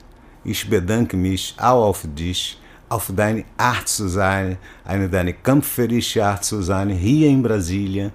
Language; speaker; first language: German; non-native, learner; Portuguese